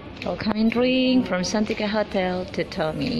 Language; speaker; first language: English; non-native, local second language; Indonesian